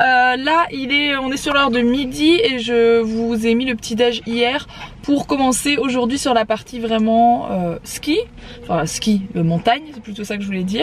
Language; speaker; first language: French; native; French